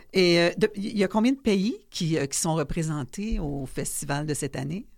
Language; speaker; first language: French; native; French